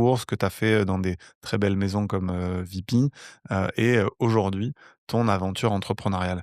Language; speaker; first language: French; native; French